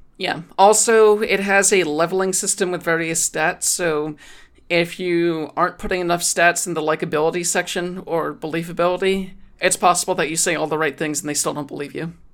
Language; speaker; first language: English; native; English